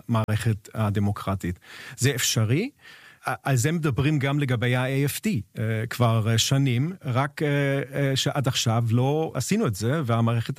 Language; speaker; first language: Hebrew; non-native, fluent; German